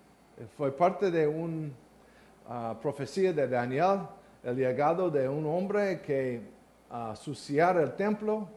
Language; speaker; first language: Spanish; non-native, learner; English